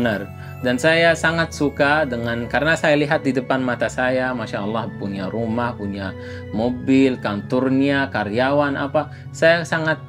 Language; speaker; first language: Indonesian; non-native, fluent; Arabic